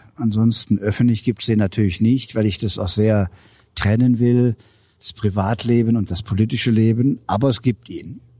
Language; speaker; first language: German; native; German